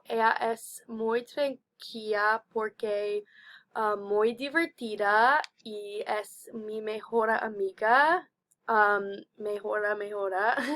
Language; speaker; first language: Spanish; non-native, learner; English